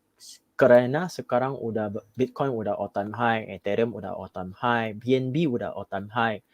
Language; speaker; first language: Indonesian; non-native, fluent; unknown